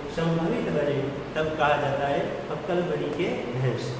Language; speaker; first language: Hindi; non-native, local second language; Gujarati